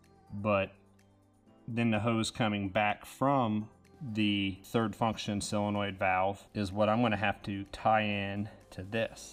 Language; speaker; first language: English; native; English